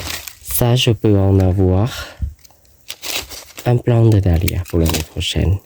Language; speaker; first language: French; non-native, learner; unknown